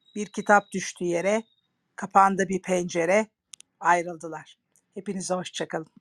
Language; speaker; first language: Turkish; native; Turkish